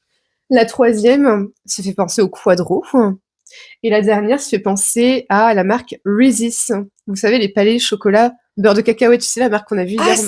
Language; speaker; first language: French; native; French